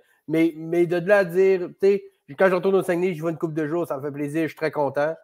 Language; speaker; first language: French; native; French